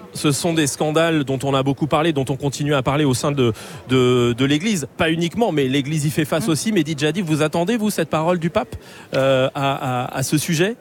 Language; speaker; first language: French; native; French